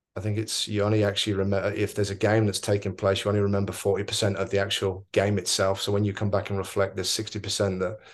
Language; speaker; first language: English; native; English